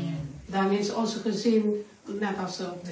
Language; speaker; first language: Dutch; non-native, learner; Indonesian